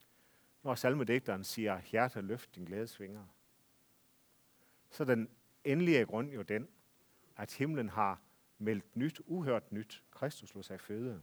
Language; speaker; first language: Danish; native; Danish